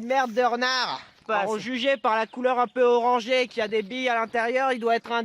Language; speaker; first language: French; native; French